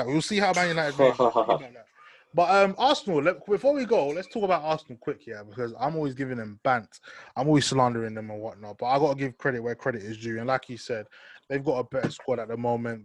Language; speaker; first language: English; native; English